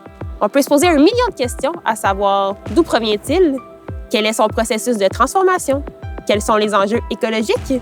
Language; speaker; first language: French; native; French